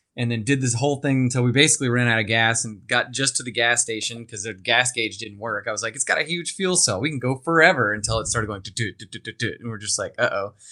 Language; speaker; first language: English; native; English